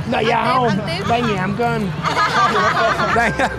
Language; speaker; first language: Vietnamese; non-native, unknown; English